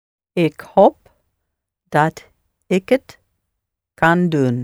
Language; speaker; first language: Dutch; non-native, learner; English